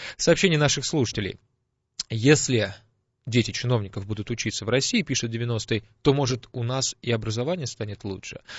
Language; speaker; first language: Russian; native; Russian